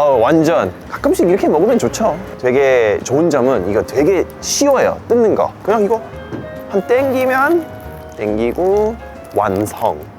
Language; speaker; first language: Korean; non-native, fluent; English